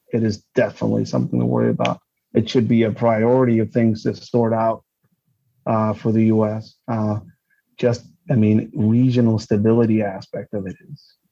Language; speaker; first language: English; non-native, fluent; Spanish